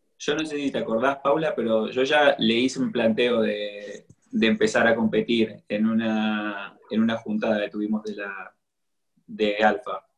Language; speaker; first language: Spanish; native; Spanish